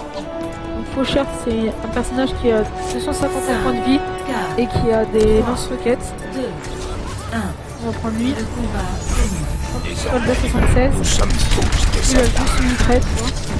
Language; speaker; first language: French; native; French